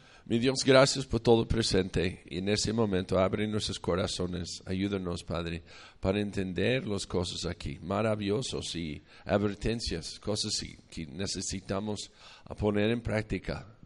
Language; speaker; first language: Spanish; non-native, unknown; English